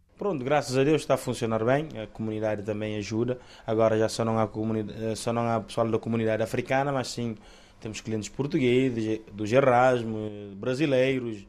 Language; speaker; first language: Portuguese; non-native, local second language; Kabuverdianu